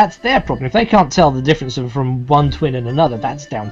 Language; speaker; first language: English; native; English